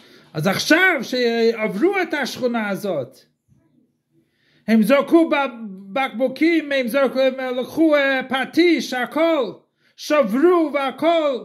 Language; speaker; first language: Hebrew; non-native, fluent; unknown